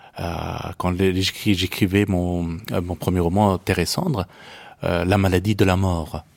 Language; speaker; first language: French; non-native, fluent; Persian